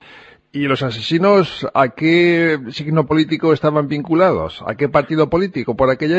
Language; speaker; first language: Spanish; native; Spanish